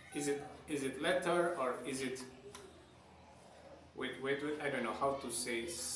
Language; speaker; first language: English; non-native, learner; Javanese